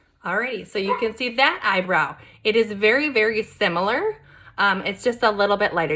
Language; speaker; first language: English; native; English